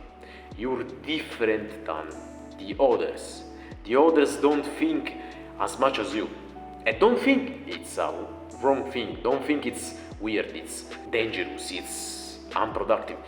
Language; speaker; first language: English; non-native, fluent; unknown